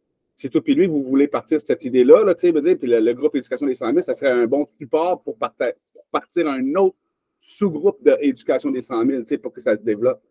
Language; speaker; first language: French; native; French